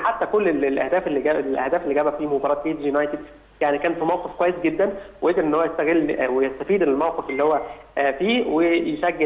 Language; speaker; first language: Arabic; native; Arabic